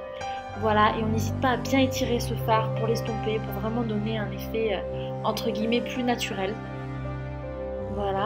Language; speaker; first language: French; native; French